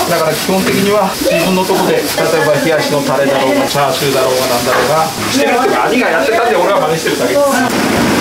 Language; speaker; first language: Japanese; native; Japanese